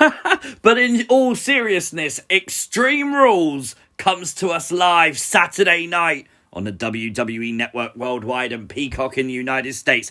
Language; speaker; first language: English; native; English